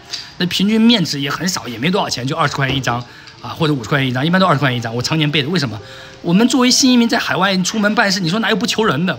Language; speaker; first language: Chinese; native; Chinese